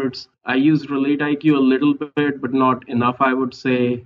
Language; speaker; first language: English; non-native, local second language; Hindi